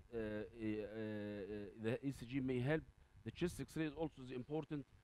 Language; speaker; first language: English; non-native, fluent; Arabic